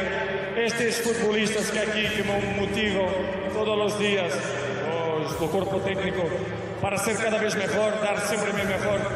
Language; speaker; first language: Spanish; non-native, fluent; Portuguese